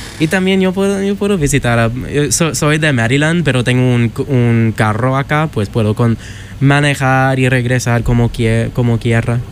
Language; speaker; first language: Spanish; non-native, learner; English